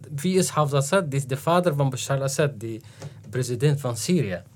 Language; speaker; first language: Dutch; non-native, fluent; Arabic